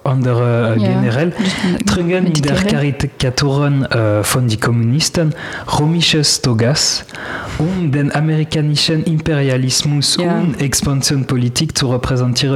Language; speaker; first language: German; non-native, learner; French